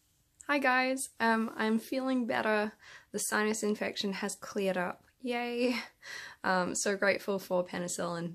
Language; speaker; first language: English; native; English